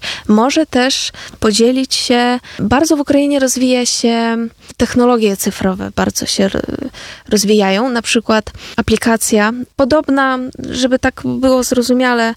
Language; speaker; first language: Polish; non-native, fluent; Ukrainian